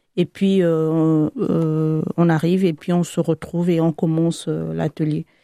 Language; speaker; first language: French; native; French